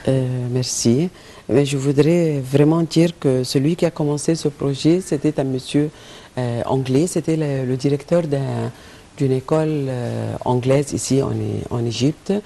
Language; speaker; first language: French; non-native, fluent; Arabic